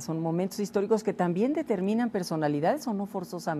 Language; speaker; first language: Spanish; native; Spanish